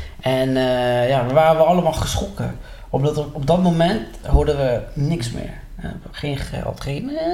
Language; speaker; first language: Dutch; early bilingual, other home language; Spanish